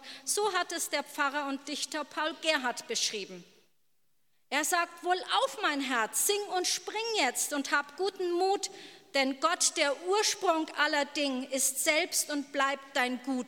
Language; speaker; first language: German; native; German